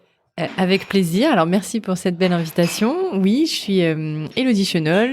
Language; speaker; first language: French; native; French